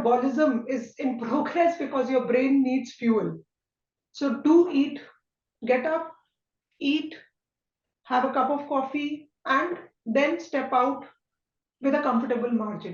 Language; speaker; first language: English; non-native, local second language; Hindi